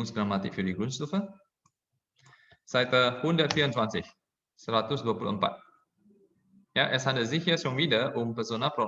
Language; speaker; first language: German; non-native, fluent; Indonesian